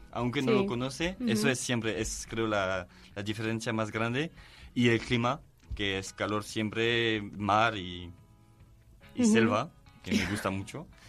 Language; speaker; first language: Spanish; non-native, learner; French